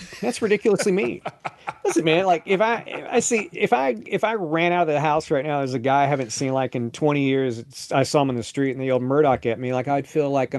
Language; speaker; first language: English; native; English